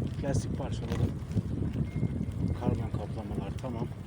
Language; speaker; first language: Turkish; native; Turkish